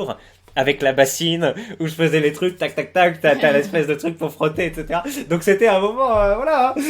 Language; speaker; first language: French; native; French